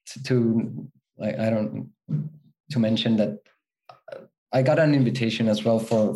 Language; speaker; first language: English; non-native, fluent; Spanish